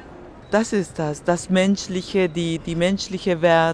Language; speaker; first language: German; non-native, fluent; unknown